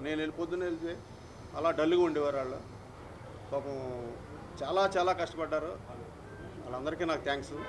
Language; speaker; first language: Telugu; native; Telugu